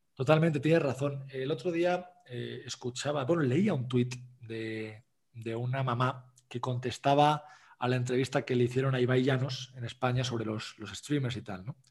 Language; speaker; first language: Spanish; native; Spanish